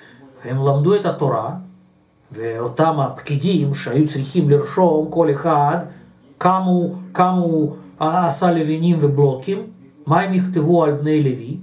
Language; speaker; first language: Hebrew; non-native, fluent; Russian